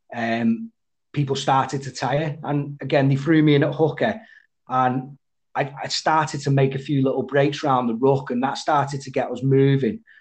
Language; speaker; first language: English; native; English